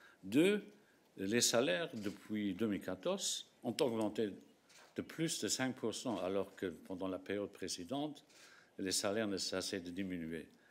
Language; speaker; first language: French; non-native, local second language; Luxembourgish